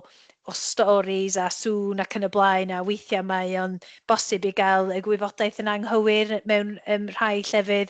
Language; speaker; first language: Welsh; native; Welsh